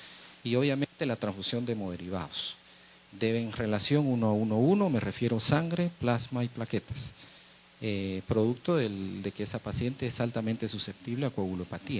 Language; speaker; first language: Spanish; native; Spanish